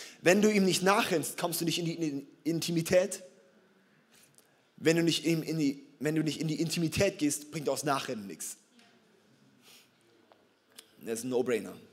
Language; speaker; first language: German; native; German